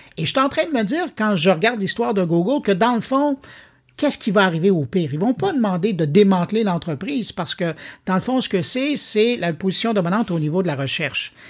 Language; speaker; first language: French; native; French